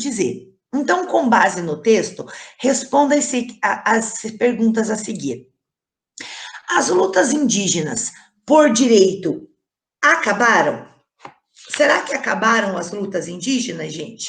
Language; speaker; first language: Portuguese; native; Portuguese